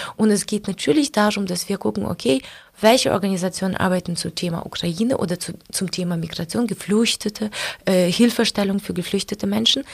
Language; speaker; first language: German; non-native, fluent; Ukrainian